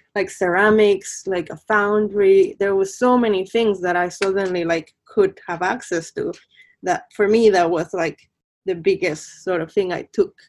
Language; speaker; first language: English; non-native, fluent; Spanish